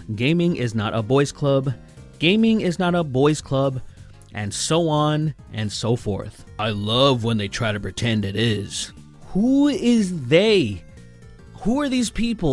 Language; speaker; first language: English; native; English